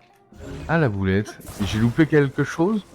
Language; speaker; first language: French; native; French